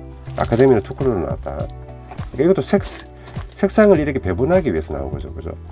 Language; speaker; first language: Korean; native; Korean